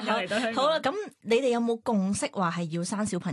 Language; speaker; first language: Cantonese; native; Cantonese